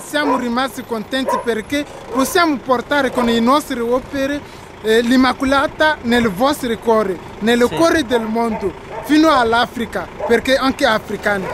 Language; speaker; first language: Italian; non-native, fluent; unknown